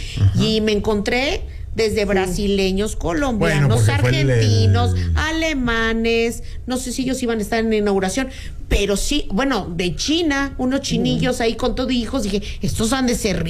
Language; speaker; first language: Spanish; native; Spanish